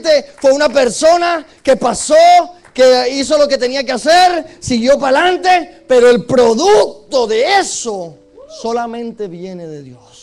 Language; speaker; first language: Spanish; native; Spanish